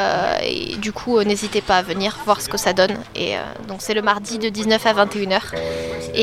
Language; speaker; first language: French; native; French